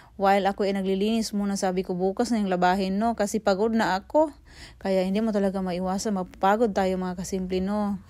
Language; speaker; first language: Filipino; non-native, local second language; Cebuano